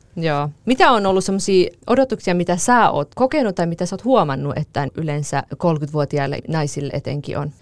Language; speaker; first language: Finnish; early bilingual, other home language; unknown